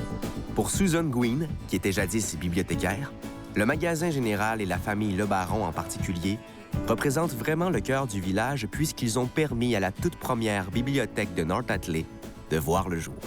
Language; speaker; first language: French; native; French